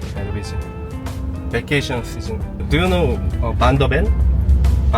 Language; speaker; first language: English; non-native, learner; Korean